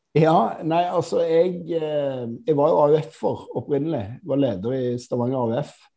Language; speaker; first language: Norwegian; native; Norwegian